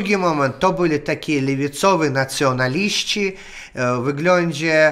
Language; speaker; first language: Polish; non-native, learner; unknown